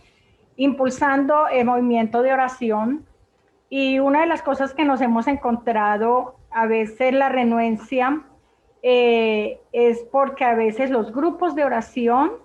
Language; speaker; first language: Spanish; native; Spanish